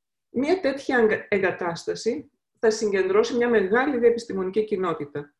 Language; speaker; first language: Greek; native; Greek